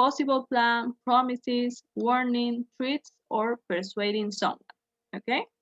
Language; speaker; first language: English; non-native, fluent; Spanish